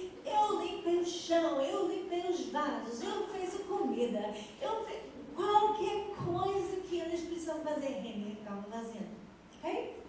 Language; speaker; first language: Portuguese; non-native, fluent; English